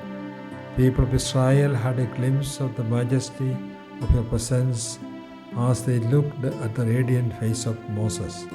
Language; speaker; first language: English; non-native, local second language; Malayalam